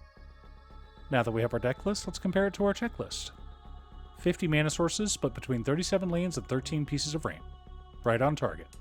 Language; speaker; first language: English; native; English